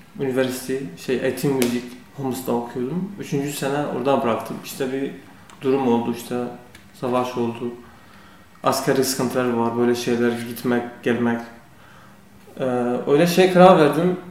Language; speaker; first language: Turkish; non-native, learner; Kurdish